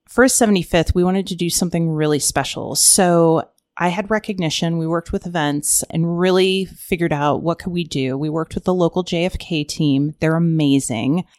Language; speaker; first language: English; native; English